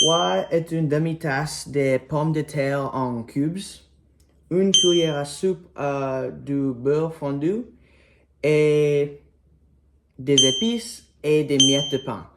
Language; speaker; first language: French; non-native, learner; English